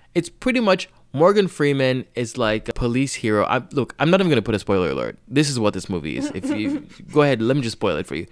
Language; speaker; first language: English; non-native, local second language; Yoruba